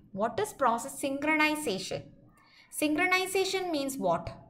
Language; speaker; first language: English; non-native, local second language; Malayalam